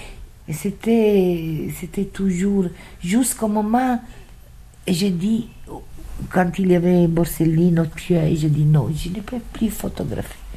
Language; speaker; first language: French; non-native, fluent; Italian